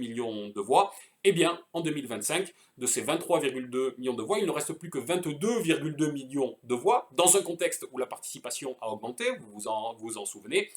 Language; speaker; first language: French; native; French